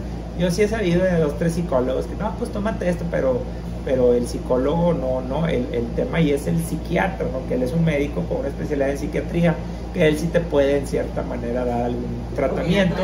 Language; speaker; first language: Spanish; native; Spanish